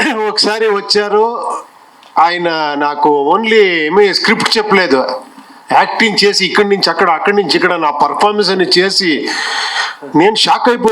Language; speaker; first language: Telugu; non-native, local second language; Kannada